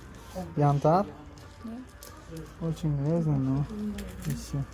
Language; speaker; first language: Russian; non-native, local second language; Tajik